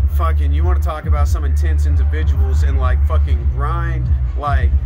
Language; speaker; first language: English; native; English